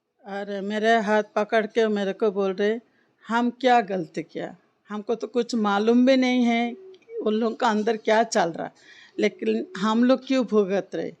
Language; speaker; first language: Hindi; non-native, local second language; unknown